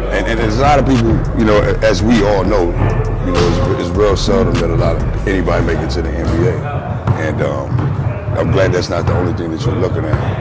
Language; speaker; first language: English; native; English